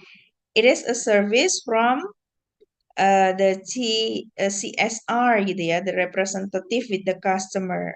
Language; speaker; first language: English; non-native, fluent; Indonesian